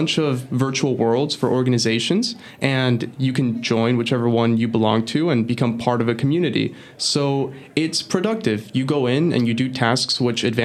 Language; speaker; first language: English; early bilingual, other home language; Spanish